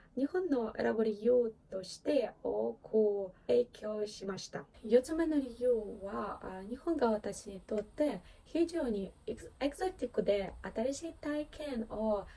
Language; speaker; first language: Japanese; non-native, fluent; Ukrainian